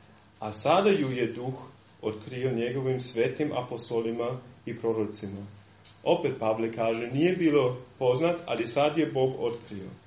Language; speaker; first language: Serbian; non-native, fluent; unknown